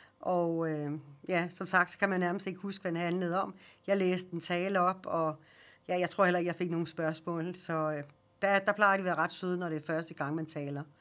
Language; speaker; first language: Danish; early bilingual, other home language; Swedish